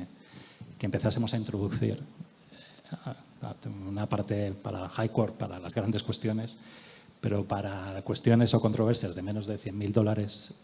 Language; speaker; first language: Spanish; native; Spanish